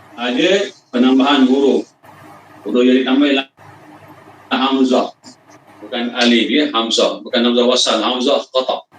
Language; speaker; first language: Malay; native; Malay